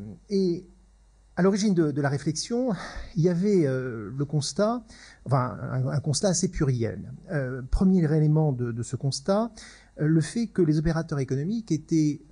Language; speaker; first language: French; native; French